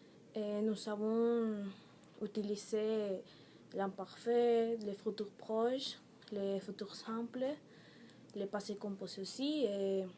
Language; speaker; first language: French; non-native, learner; Spanish